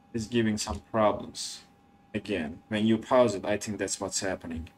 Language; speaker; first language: English; non-native, fluent; Turkish